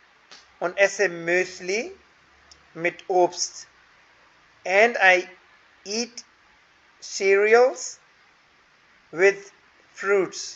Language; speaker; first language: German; non-native, fluent; Hindi